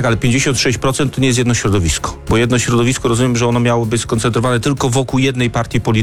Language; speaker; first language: Polish; native; Polish